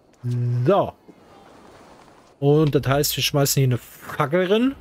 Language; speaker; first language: German; native; German